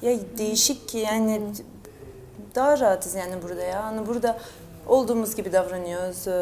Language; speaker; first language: Turkish; early bilingual, heritage; Turkish